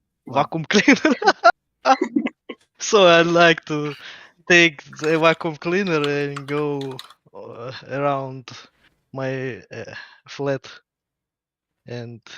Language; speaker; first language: English; non-native, learner; Russian